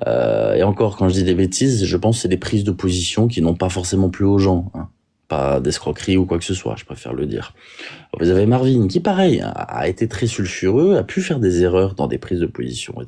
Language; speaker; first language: French; native; French